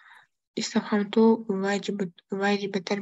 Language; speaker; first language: Arabic; non-native, learner; Uzbek